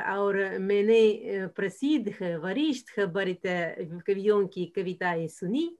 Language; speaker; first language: Hindi; non-native, fluent; Russian